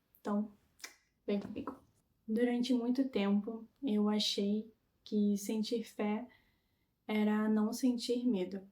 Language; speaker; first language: Portuguese; native; Portuguese